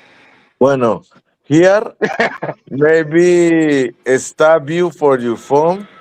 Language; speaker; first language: English; non-native, learner; Spanish